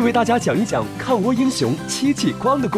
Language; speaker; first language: Chinese; native; Chinese